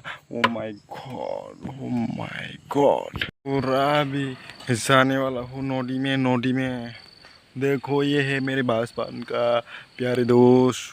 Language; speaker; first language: Hindi; non-native, local second language; Kok Borok